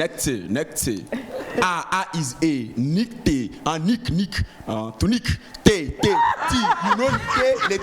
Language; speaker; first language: English; non-native, learner; French